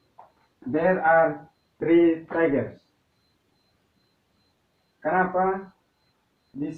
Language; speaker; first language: English; non-native, learner; Indonesian